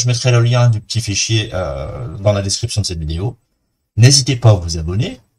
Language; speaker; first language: French; native; French